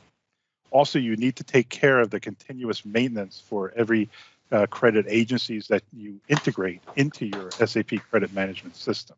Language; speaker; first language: English; native; English